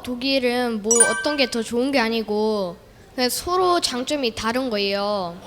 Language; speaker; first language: Korean; early bilingual, other home language; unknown